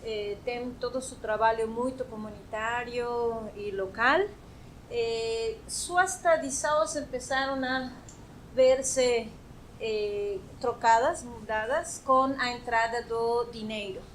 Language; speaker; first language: Portuguese; non-native, fluent; Spanish